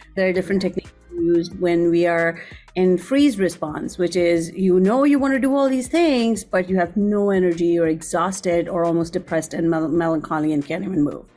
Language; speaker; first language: English; non-native, local second language; Gujarati